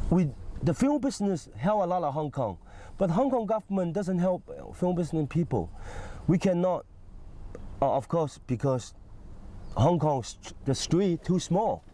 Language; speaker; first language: English; non-native, fluent; Cantonese